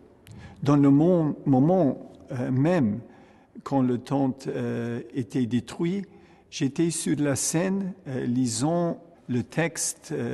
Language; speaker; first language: French; non-native, fluent; Ukrainian